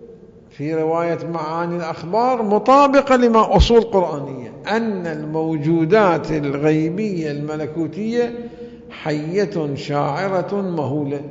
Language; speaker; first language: Arabic; native; Arabic